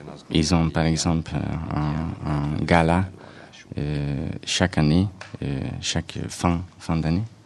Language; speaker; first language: French; non-native, fluent; Hungarian